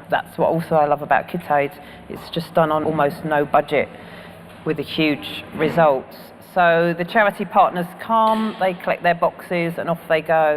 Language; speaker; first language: English; native; English